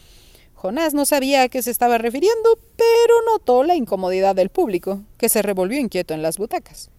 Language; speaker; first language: Spanish; native; Spanish